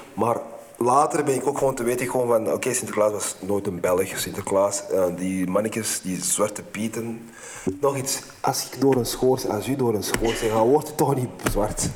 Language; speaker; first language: Dutch; non-native, fluent; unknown